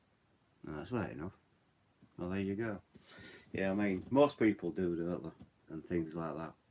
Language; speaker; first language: English; native; English